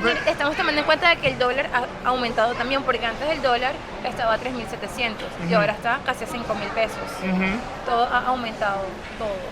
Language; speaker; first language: Spanish; native; Spanish